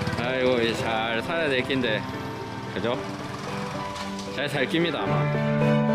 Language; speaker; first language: Korean; native; Korean